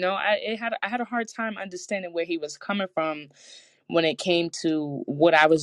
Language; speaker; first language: English; native; English